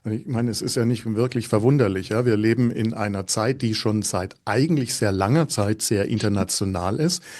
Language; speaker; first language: German; native; German